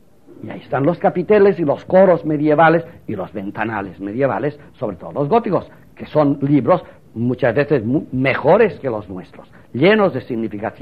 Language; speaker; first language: Spanish; native; Spanish